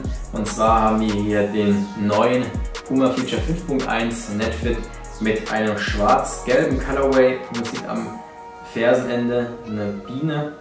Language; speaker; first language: German; native; German